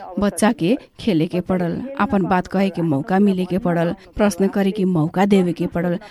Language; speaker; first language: Bhojpuri; non-native, local second language; Nepali